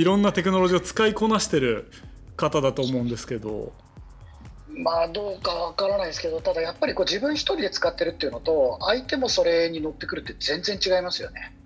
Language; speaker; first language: Japanese; native; Japanese